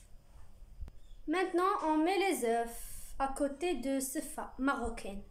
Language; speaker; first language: French; non-native, learner; Arabic